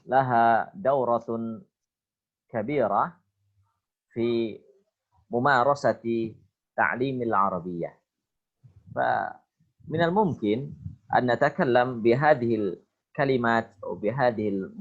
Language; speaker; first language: Arabic; non-native, fluent; Indonesian